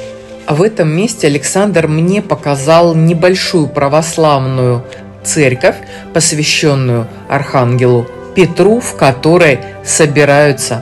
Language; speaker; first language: Russian; native; Russian